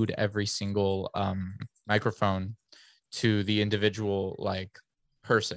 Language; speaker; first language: English; early bilingual, other home language; Spanish